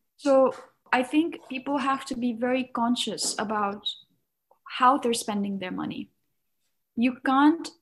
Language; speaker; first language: English; non-native, local second language; Nepali